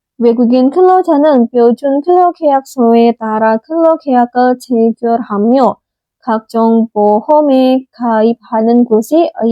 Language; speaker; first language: Korean; non-native, fluent; Indonesian